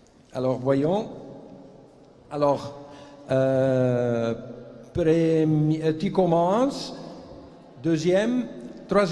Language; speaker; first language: French; non-native, fluent; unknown